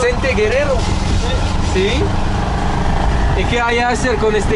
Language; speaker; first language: Spanish; non-native, learner; French